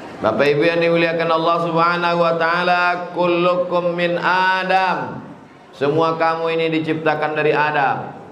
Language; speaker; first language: Indonesian; native; Indonesian